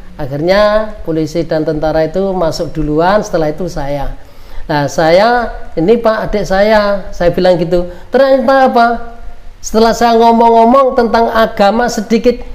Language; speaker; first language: Indonesian; non-native, local second language; Javanese